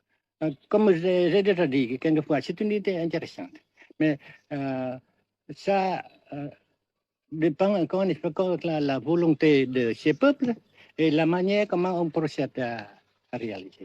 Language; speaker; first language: French; non-native, fluent; Vietnamese